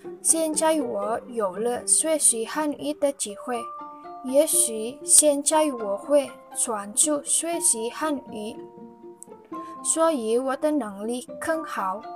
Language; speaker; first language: Chinese; non-native, learner; Indonesian